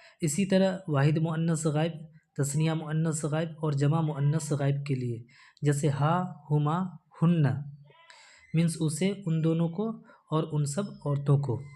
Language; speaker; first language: Urdu; native; Urdu